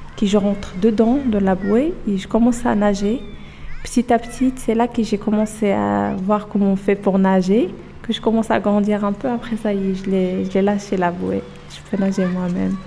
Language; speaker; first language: French; non-native, local second language; Arabic